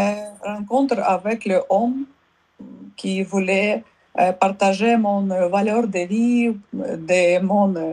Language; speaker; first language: French; non-native, learner; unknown